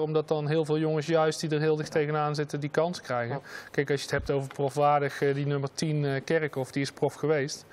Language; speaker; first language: Dutch; native; Dutch